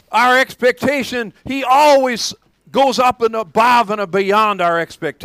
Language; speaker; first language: English; native; English